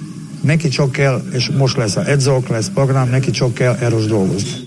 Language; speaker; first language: Hungarian; non-native, learner; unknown